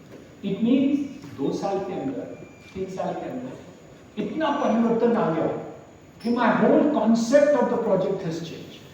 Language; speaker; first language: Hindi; non-native, local second language; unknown